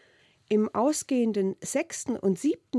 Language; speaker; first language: German; native; German